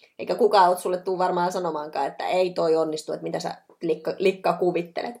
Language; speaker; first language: Finnish; native; Finnish